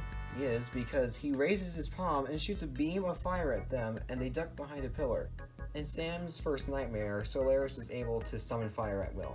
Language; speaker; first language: English; native; English